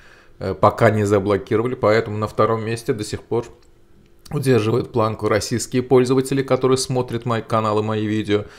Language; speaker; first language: Russian; non-native, local second language; Azerbaijani